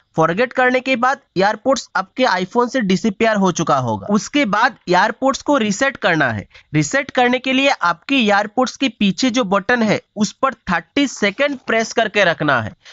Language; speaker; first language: Hindi; non-native, local second language; Bangla